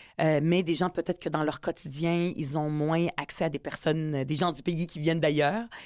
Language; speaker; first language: French; early bilingual, other home language; Arabic